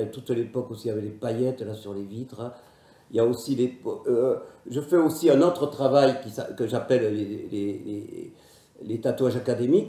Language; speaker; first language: French; native; French